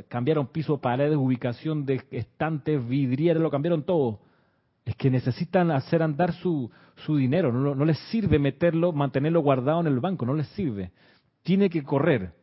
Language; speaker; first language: Spanish; native; Spanish